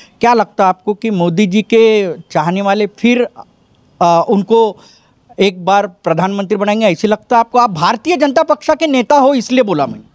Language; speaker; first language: Hindi; non-native, local second language; Marathi